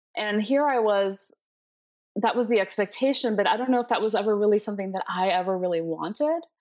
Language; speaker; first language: English; early bilingual, other home language; Spanish